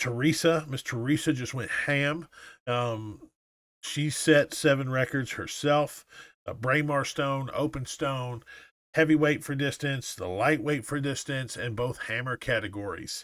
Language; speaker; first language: English; native; English